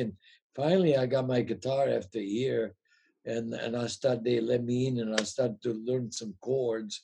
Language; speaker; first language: English; non-native, fluent; Italian